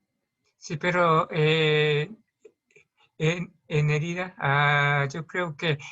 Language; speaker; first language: Spanish; non-native, learner; Japanese